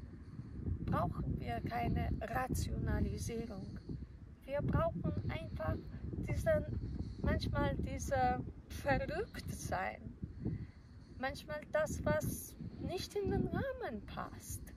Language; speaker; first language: German; non-native, fluent; Polish